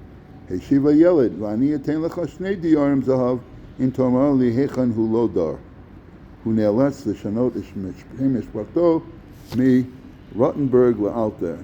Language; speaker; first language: Hebrew; non-native, fluent; English